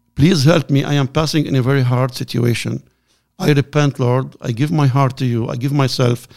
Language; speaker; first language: English; non-native, learner; Arabic